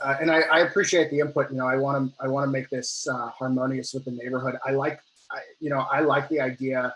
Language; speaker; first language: English; native; English